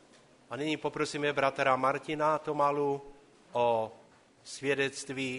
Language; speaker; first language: Czech; non-native, local second language; Polish